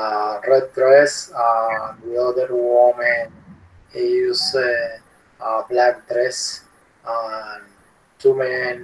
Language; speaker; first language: English; non-native, learner; Spanish